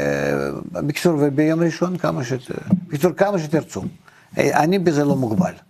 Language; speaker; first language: Hebrew; non-native, fluent; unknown